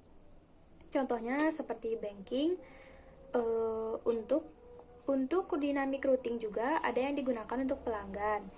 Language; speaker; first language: Indonesian; native; Indonesian